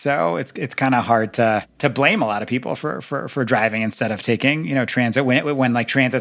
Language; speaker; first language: English; native; English